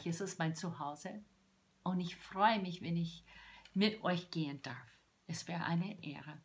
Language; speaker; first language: German; non-native, fluent; English